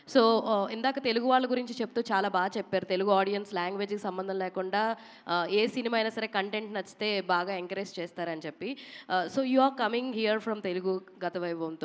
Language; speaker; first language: Telugu; native; Telugu